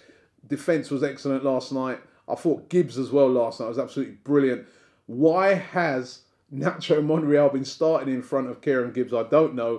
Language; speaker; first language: English; native; English